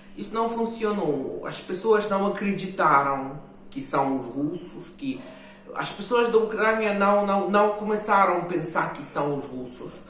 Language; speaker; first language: Portuguese; non-native, fluent; Ukrainian